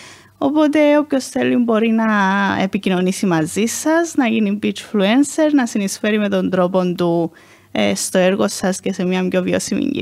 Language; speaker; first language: Greek; native; Greek